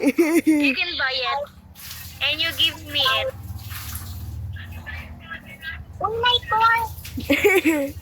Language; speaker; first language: English; non-native, local second language; Filipino